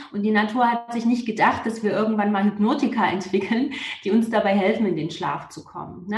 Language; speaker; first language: German; native; German